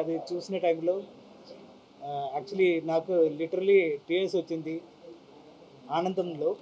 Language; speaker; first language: Telugu; non-native, fluent; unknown